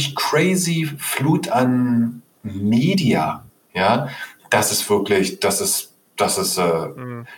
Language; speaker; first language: German; native; German